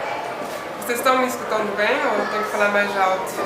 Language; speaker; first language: Portuguese; non-native, fluent; Swiss German